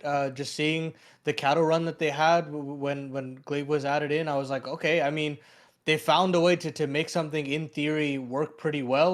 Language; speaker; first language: English; native; English